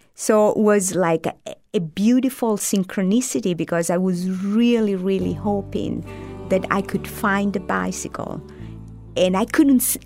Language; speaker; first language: English; non-native, fluent; Italian